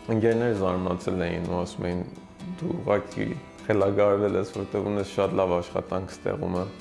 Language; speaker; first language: Armenian; early bilingual, heritage; Armenian